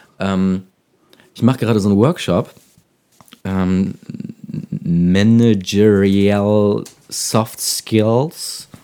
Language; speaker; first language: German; native; German